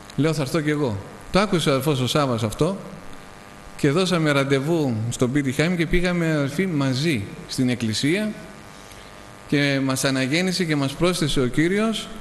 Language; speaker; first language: Greek; native; Greek